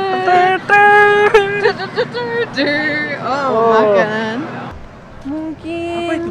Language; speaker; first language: Indonesian; non-native, learner; English